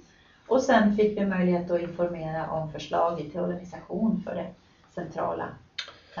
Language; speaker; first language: Swedish; native; Swedish